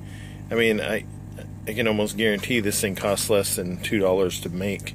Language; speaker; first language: English; native; English